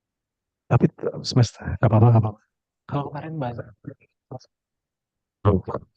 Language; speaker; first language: Indonesian; native; Indonesian